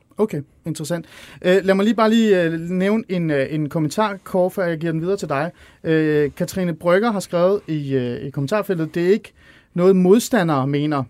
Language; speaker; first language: Danish; early bilingual, other home language; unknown